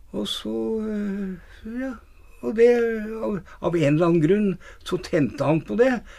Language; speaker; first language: Norwegian; native; Norwegian